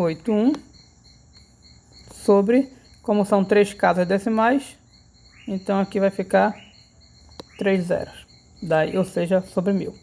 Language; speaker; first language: Portuguese; native; Portuguese